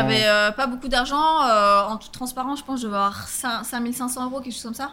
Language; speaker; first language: French; native; French